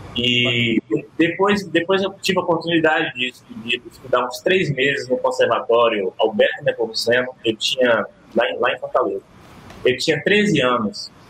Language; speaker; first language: Portuguese; native; Portuguese